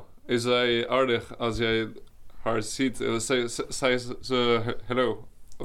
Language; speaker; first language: Dutch; non-native, learner; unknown